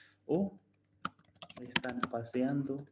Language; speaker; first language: Spanish; non-native, fluent; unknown